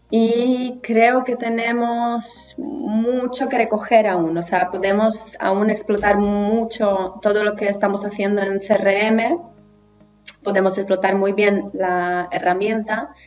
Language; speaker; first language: Spanish; non-native, fluent; Polish